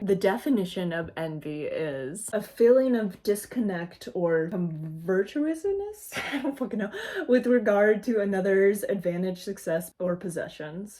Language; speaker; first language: English; native; English